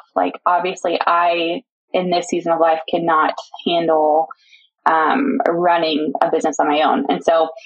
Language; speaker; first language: English; native; English